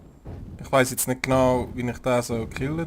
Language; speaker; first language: German; native; German